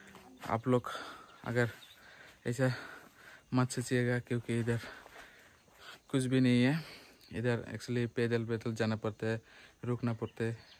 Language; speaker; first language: Hindi; non-native, local second language; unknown